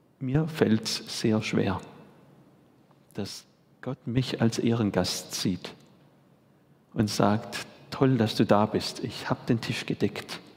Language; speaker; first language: German; native; German